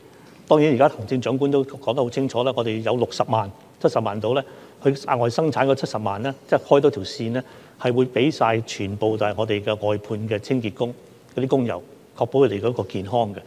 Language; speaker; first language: Chinese; non-native, local second language; Cantonese